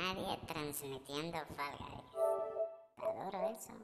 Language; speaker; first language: Spanish; native; Spanish